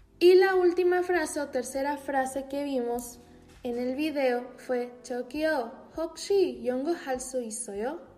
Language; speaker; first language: Spanish; native; Spanish